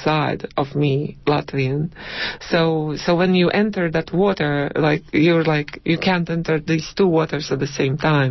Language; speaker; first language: English; non-native, fluent; Latvian